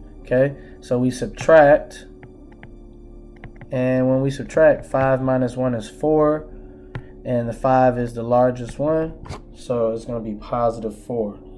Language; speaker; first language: English; native; English